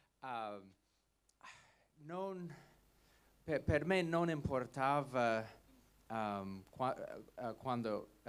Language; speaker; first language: Italian; non-native, learner; English